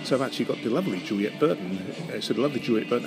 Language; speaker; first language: English; native; English